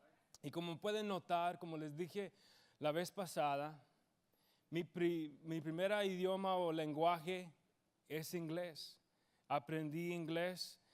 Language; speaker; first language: Spanish; early bilingual, heritage; English